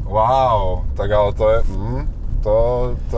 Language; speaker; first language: Slovak; native; Slovak